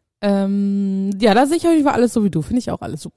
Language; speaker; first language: German; native; German